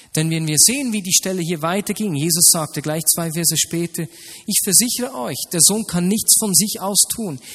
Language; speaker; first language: German; native; German